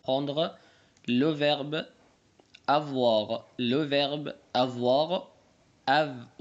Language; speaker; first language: French; non-native, fluent; Arabic